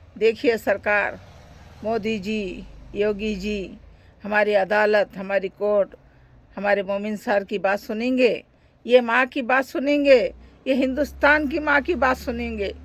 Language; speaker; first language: Hindi; native; Hindi